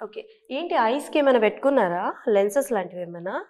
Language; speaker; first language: Telugu; native; Telugu